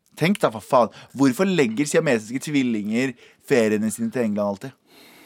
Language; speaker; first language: Norwegian; early bilingual, other home language; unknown